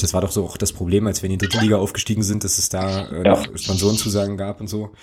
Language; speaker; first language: German; native; German